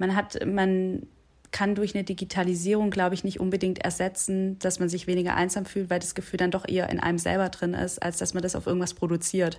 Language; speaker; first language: German; native; German